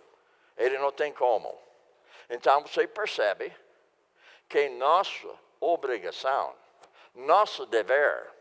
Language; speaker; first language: Portuguese; non-native, fluent; English